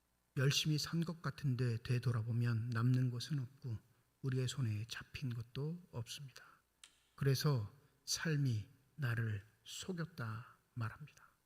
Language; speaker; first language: Korean; native; Korean